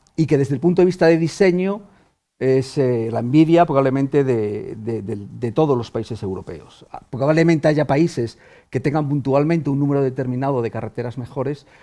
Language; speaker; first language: Spanish; native; Spanish